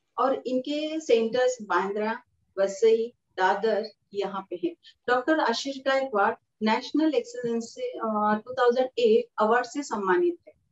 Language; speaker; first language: Hindi; non-native, local second language; Marathi